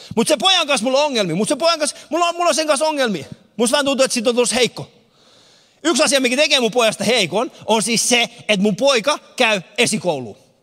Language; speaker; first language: Finnish; non-native, fluent; Persian